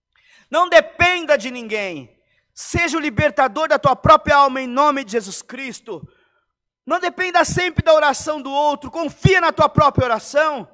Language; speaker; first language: Portuguese; native; Portuguese